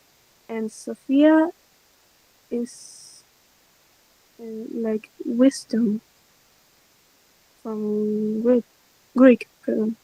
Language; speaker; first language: English; non-native, learner; Spanish